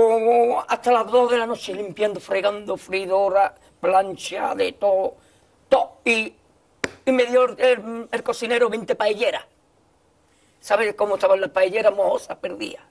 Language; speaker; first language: Spanish; native; Spanish